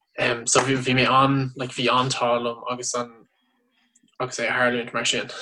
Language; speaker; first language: Irish; non-native, local second language; English